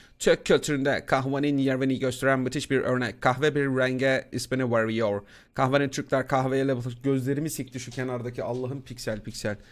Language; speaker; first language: Turkish; native; Turkish